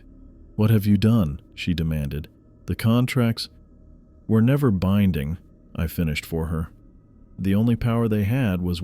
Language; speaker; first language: English; native; English